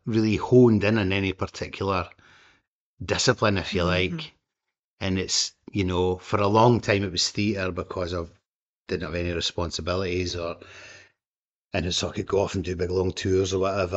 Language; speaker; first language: English; native; English